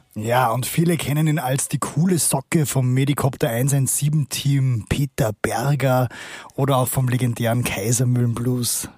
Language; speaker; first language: German; native; German